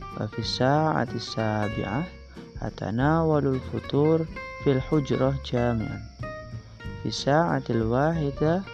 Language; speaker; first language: Arabic; non-native, learner; Indonesian